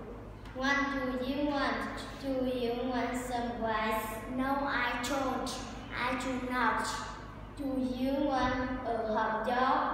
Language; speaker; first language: English; non-native, learner; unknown